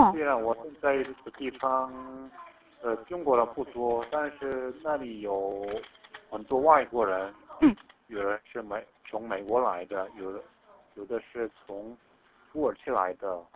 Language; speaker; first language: Chinese; non-native, fluent; Korean